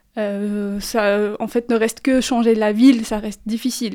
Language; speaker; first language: French; non-native, local second language; Arabic